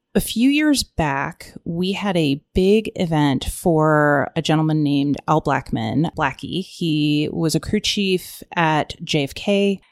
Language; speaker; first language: English; native; English